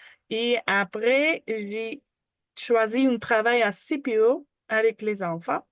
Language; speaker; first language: French; non-native, learner; Ukrainian